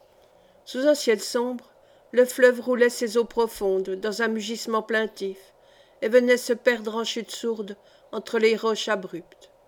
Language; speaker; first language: French; native; French